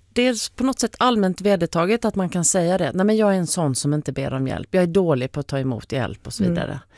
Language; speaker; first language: Swedish; native; Swedish